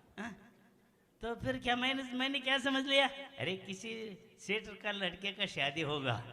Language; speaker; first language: Hindi; non-native, local second language; Kannada